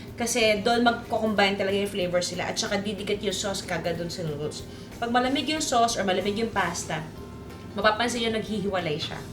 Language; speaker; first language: Filipino; native; Filipino